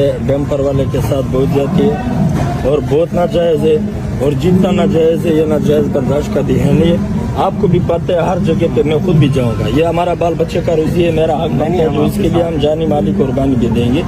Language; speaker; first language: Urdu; non-native, local second language; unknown